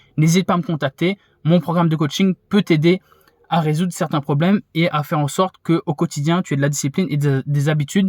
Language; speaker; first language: French; native; French